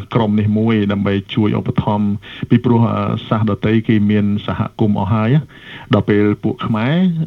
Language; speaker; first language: Khmer; early bilingual, other home language; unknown